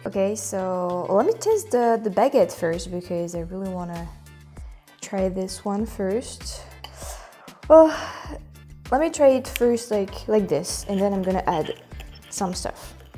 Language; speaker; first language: English; non-native, fluent; French